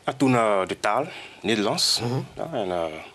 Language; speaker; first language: Dutch; non-native, fluent; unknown